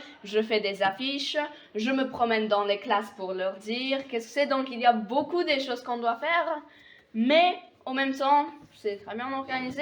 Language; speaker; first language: French; non-native, fluent; Polish